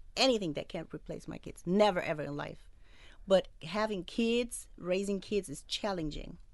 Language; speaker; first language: English; non-native, fluent; Arabic